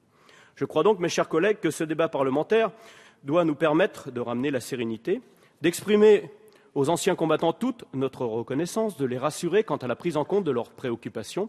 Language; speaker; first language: French; native; French